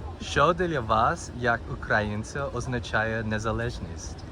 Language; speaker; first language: Ukrainian; non-native, fluent; English